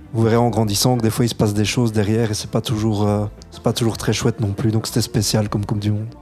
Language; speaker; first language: French; early bilingual, other home language; Italian